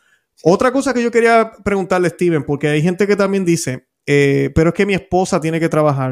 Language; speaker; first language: Spanish; native; Spanish